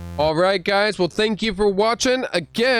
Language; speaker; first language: English; native; English